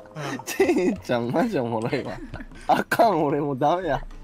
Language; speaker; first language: Japanese; native; Japanese